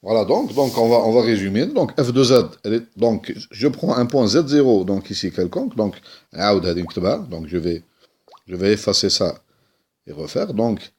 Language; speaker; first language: French; non-native, local second language; Arabic